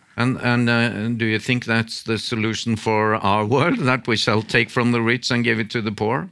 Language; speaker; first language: English; non-native, fluent; Norwegian